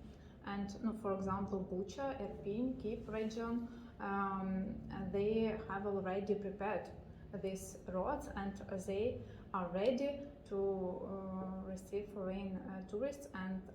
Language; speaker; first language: English; non-native, learner; Ukrainian